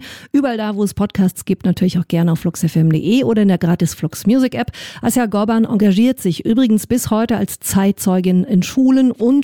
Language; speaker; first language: German; native; German